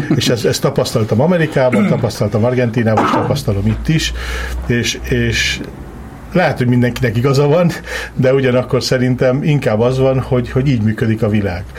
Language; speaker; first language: Hungarian; early bilingual, heritage; Hungarian